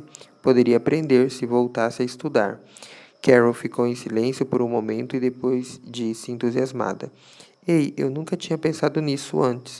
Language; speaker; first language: Portuguese; native; Portuguese